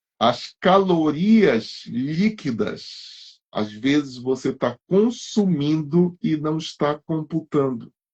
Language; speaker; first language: Portuguese; native; Portuguese